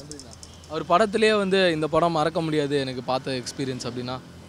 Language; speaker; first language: Tamil; native; Tamil